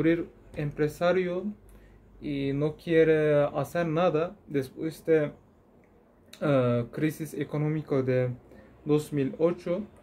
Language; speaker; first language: Spanish; non-native, learner; Turkish